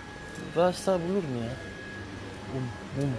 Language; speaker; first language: Turkish; non-native, learner; French